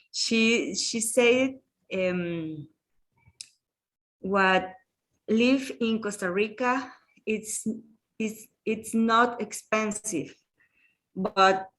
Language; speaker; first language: English; non-native, learner; Spanish